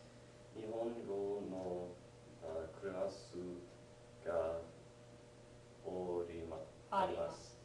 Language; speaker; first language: Japanese; non-native, learner; English